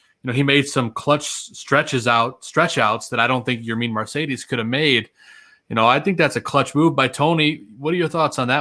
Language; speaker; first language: English; native; English